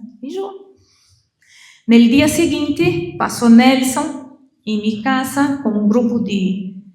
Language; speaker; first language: Spanish; non-native, learner; Portuguese